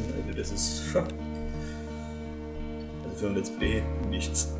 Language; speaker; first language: German; native; German